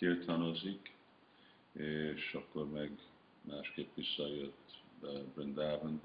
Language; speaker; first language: Hungarian; early bilingual, heritage; Hungarian